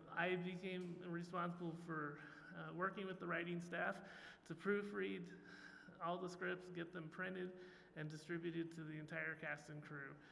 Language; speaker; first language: English; native; English